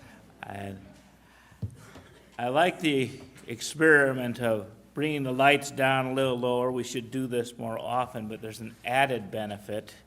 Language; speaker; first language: English; native; English